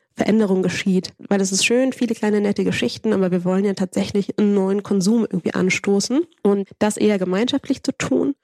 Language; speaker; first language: German; early bilingual, other home language; Spanish